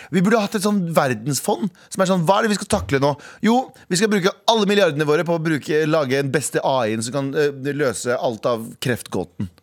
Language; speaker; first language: Norwegian; early bilingual, other home language; Kurdish